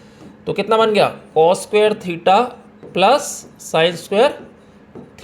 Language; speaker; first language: Hindi; native; Hindi